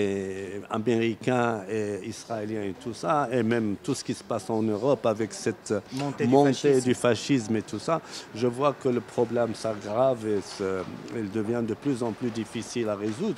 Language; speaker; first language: French; non-native, local second language; Arabic